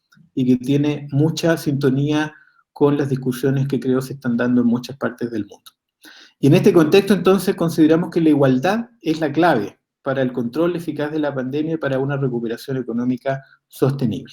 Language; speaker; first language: Spanish; native; Spanish